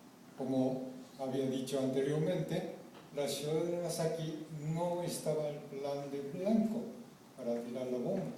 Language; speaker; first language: Spanish; non-native, fluent; Japanese